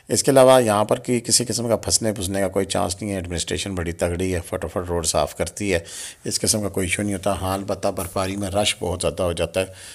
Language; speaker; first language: Urdu; non-native, local second language; Pahari-Potwari